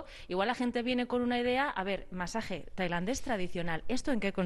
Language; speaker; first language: Spanish; native; Spanish